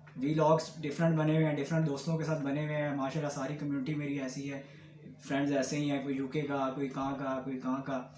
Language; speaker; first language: Urdu; non-native, local second language; Punjabi